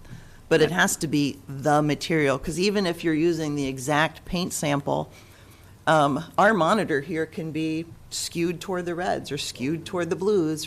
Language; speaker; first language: English; native; English